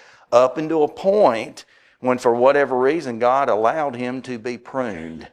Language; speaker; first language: English; native; English